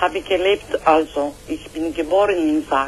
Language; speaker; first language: German; non-native, learner; Croatian